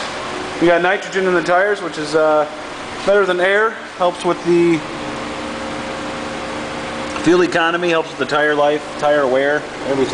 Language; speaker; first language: English; native; English